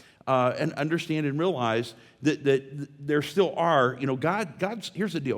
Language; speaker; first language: English; native; English